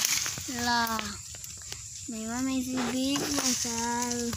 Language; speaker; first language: English; non-native, learner; Filipino